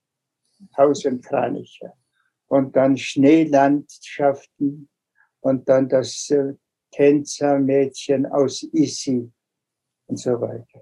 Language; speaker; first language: German; non-native, fluent; Tuvinian